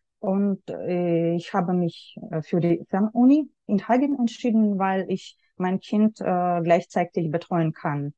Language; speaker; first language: German; non-native, fluent; Russian